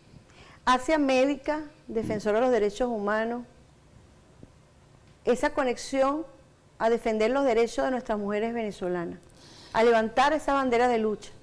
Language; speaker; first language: Spanish; native; Spanish